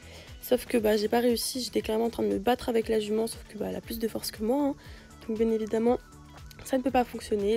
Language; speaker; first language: French; native; French